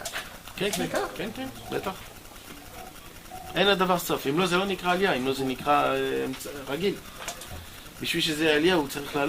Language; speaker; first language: Hebrew; non-native, fluent; French